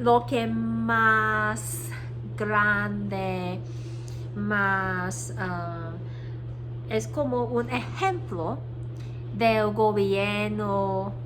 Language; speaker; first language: Spanish; non-native, learner; Cantonese